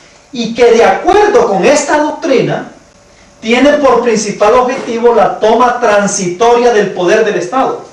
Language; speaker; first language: Spanish; native; Spanish